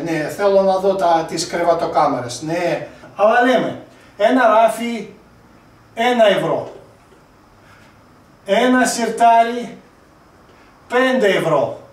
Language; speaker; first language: Greek; non-native, fluent; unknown